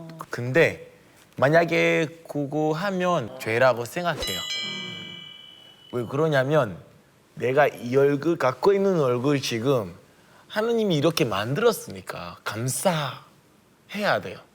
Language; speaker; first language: Korean; non-native, fluent; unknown